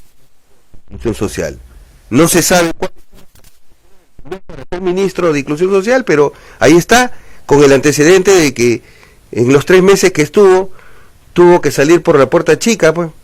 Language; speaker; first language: Spanish; native; Spanish